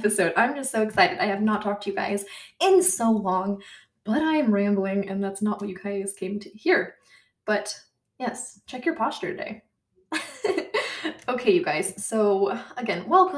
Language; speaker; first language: English; native; English